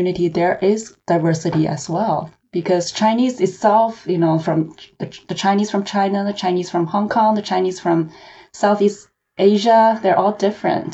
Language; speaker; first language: English; non-native, local second language; Cantonese